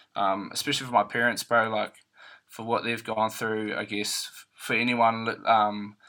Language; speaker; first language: English; native; English